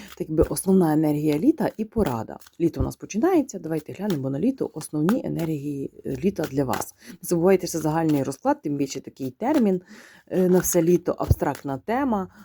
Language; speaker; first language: Ukrainian; non-native, local second language; Russian